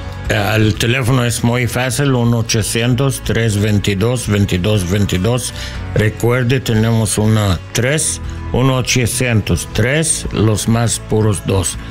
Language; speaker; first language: Spanish; non-native, learner; English